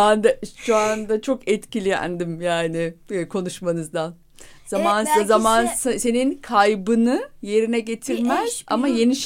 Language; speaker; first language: Turkish; native; Turkish